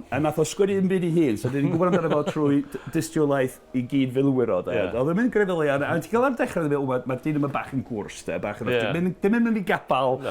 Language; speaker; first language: Welsh; non-native, fluent; English